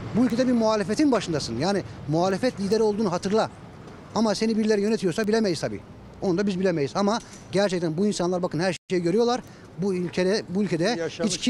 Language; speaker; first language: Turkish; native; Turkish